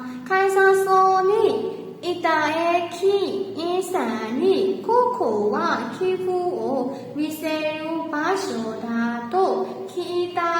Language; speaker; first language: Japanese; non-native, learner; Burmese